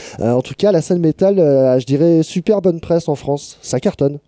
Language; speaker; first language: French; native; French